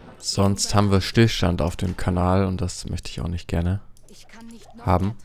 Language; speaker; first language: German; native; German